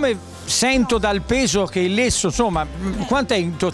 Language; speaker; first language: Italian; native; Italian